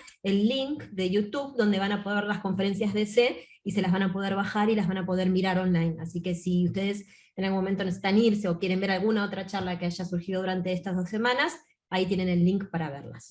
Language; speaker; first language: Spanish; native; Spanish